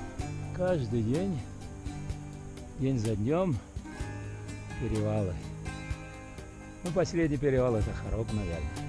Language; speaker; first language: Russian; non-native, local second language; Uzbek